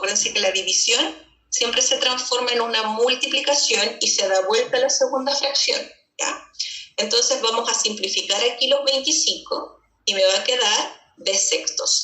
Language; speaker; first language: Spanish; native; Spanish